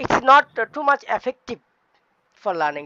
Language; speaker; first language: English; non-native, learner; Bangla